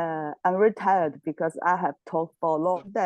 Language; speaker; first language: English; non-native, learner; Chinese